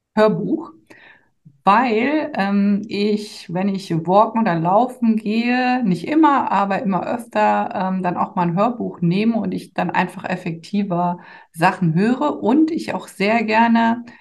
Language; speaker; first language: German; native; German